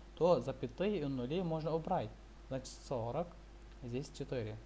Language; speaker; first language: Russian; non-native, local second language; Kazakh